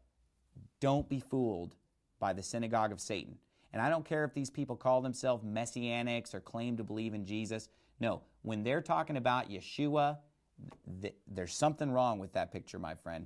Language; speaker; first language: English; native; English